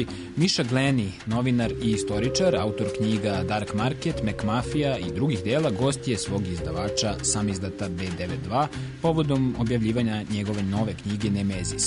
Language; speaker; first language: Serbian; native; Serbian